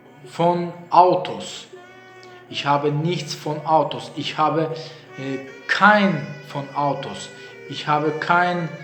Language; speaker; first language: German; non-native, learner; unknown